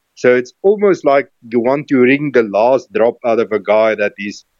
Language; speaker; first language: English; non-native, local second language; Afrikaans